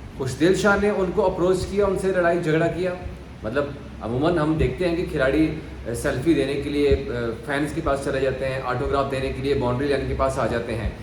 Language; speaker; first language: Urdu; non-native, local second language; Punjabi